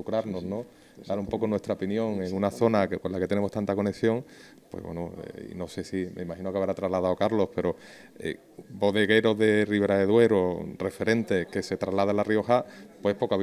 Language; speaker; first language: Spanish; native; Spanish